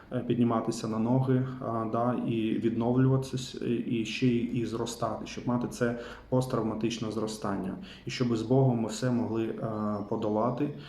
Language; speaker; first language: Ukrainian; non-native, local second language; Russian